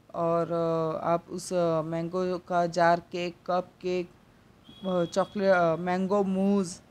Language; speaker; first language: Hindi; non-native, local second language; Marathi